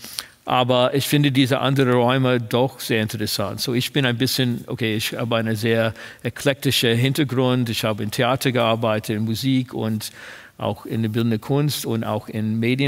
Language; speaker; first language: German; non-native, fluent; English